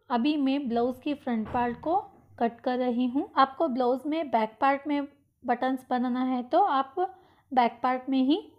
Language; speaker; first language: Hindi; non-native, local second language; Kannada